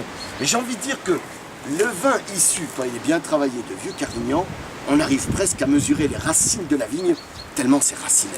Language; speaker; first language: French; native; French